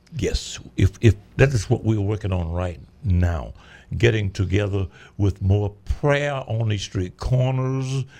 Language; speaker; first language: English; native; English